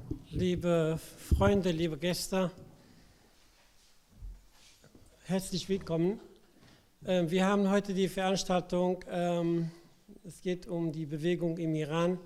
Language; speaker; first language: German; early bilingual, other home language; Central Kurdish